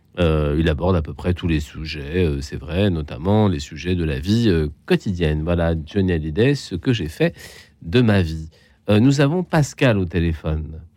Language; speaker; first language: French; native; French